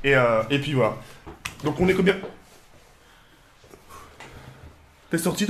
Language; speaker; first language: French; native; French